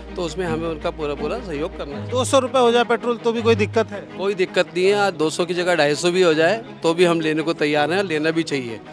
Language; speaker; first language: Hindi; native; Hindi